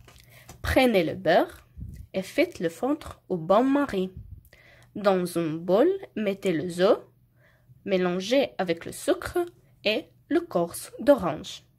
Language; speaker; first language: French; non-native, learner; Slovenian